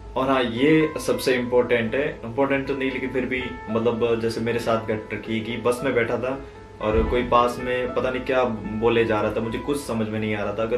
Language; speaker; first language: Hindi; native; Hindi